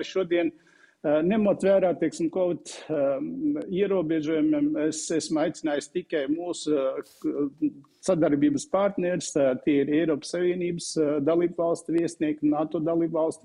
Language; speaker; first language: Latvian; non-native, fluent; Uzbek